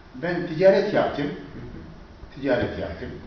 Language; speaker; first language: Turkish; non-native, learner; Somali